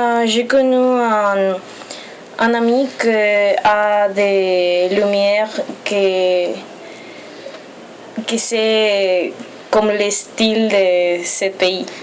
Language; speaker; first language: French; non-native, learner; Spanish